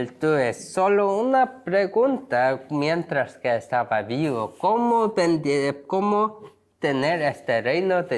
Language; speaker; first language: Spanish; non-native, learner; Korean